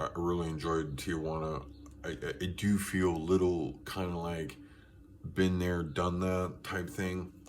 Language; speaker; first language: English; native; English